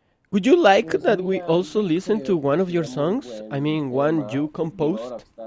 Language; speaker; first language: English; non-native, fluent; Spanish